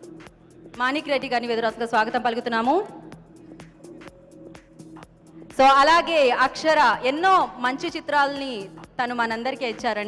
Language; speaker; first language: Telugu; native; Telugu